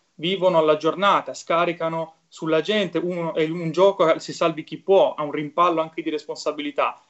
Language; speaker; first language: Italian; native; Italian